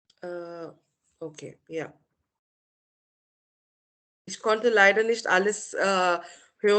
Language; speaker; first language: German; non-native, fluent; Marathi